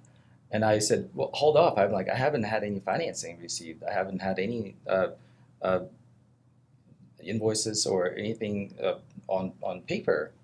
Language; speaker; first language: English; non-native, fluent; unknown